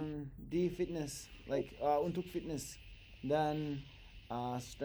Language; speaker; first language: Indonesian; non-native, learner; English